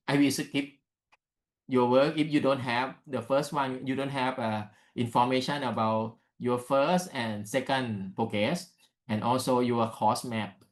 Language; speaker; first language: English; non-native, learner; Thai